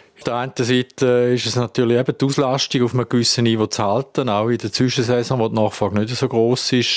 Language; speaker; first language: German; native; German